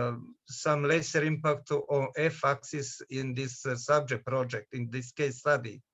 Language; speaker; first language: English; non-native, learner; Serbian